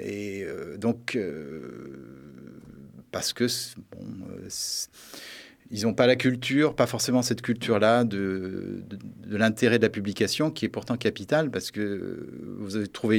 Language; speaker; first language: French; native; French